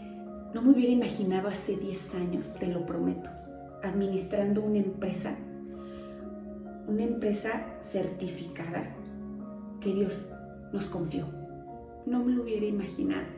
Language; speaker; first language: Spanish; native; Spanish